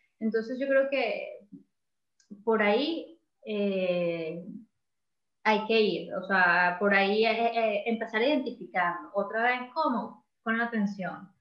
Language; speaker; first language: Spanish; native; Spanish